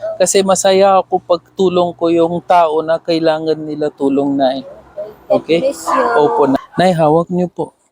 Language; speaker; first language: Filipino; non-native, learner; Urdu